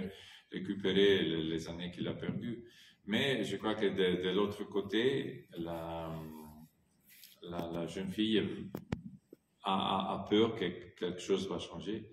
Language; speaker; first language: French; non-native, fluent; Italian